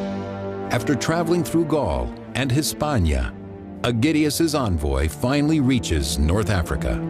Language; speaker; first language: English; native; English